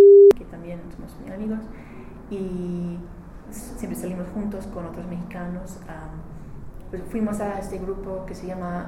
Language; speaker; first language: Spanish; non-native, learner; English